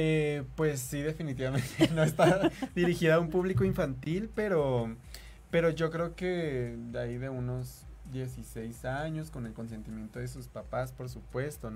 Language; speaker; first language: Spanish; native; Spanish